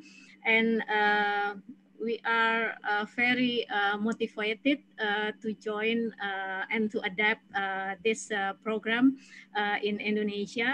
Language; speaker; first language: English; non-native, fluent; Indonesian